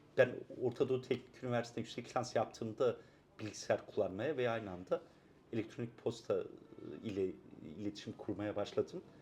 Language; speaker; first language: Turkish; non-native, local second language; Kurdish